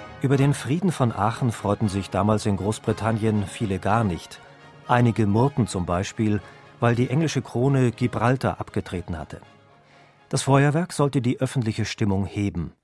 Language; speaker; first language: German; native; German